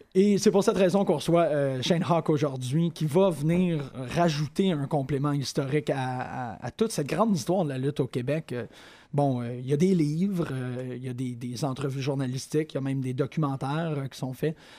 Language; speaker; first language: French; native; French